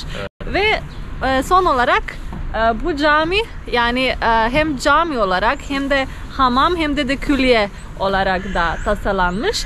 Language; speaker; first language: Turkish; non-native, fluent; Slovenian